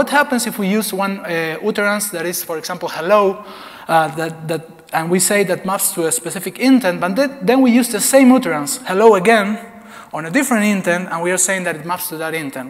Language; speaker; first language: English; non-native, fluent; Spanish